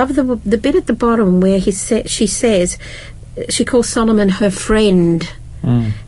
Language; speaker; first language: English; native; English